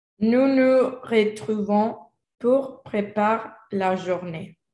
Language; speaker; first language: French; non-native, learner; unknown